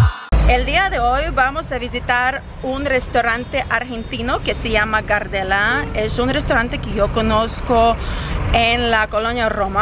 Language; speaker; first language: Spanish; non-native, learner; Russian